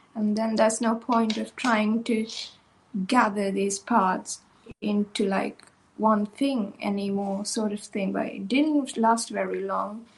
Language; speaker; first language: English; non-native, local second language; Sinhala